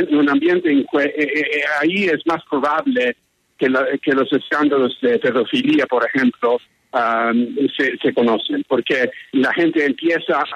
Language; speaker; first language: Spanish; early bilingual, heritage; English